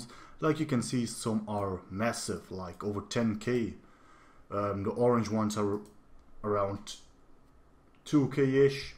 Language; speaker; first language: English; non-native, fluent; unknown